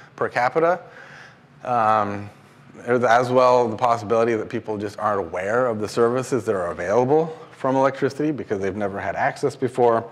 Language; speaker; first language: English; native; English